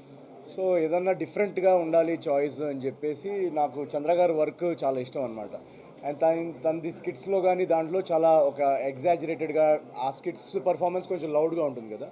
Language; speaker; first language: Telugu; native; Telugu